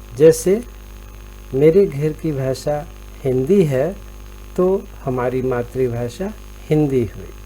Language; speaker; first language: Hindi; native; Hindi